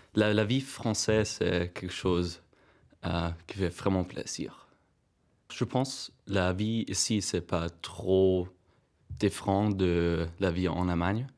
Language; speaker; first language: French; non-native, fluent; German